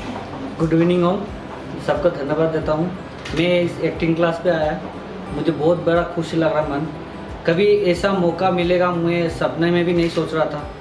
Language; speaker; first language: Hindi; non-native, learner; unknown